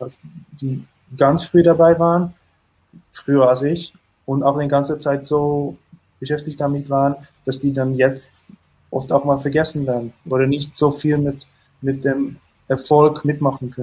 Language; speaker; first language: German; non-native, fluent; Dutch